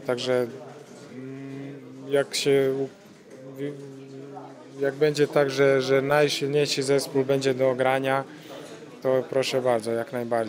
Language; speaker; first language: Polish; non-native, fluent; Croatian